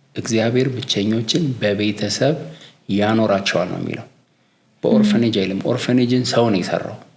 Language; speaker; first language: Amharic; native; Amharic